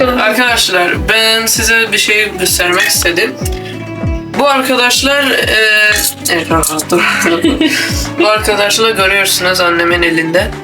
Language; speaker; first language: Turkish; non-native, fluent; Urdu